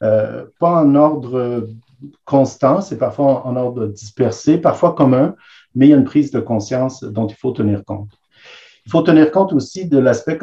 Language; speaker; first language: French; native; French